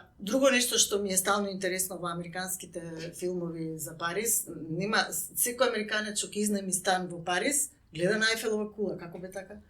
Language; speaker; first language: Macedonian; native; Macedonian